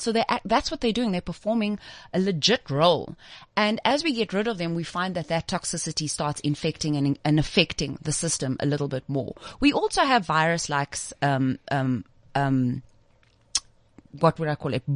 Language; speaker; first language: English; native; English